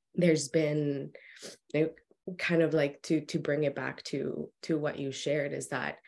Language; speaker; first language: English; early bilingual, other home language; Spanish